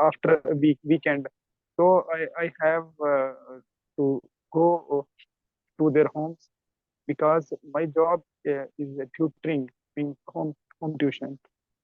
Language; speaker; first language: English; non-native, learner; Urdu